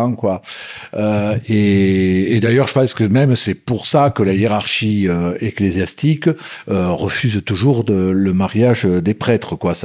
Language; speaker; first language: French; native; French